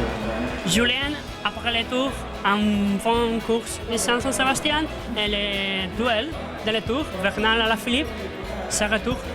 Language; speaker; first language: French; non-native, learner; Basque